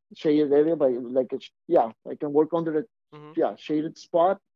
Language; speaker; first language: English; non-native, fluent; Spanish